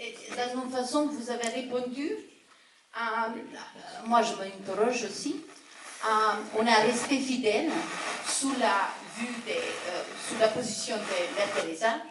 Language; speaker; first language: French; non-native, fluent; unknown